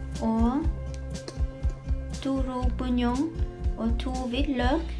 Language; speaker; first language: Norwegian; non-native, learner; Vietnamese